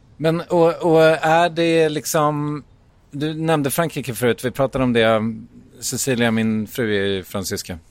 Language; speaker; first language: Swedish; native; Swedish